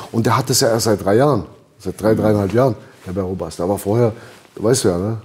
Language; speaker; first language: German; early bilingual, other home language; Albanian